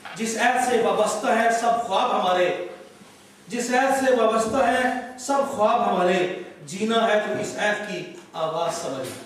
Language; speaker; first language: Urdu; non-native, local second language; Punjabi